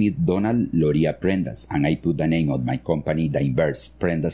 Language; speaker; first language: English; non-native, learner; Spanish